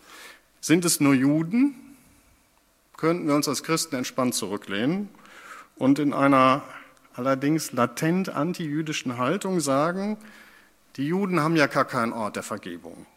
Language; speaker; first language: German; native; German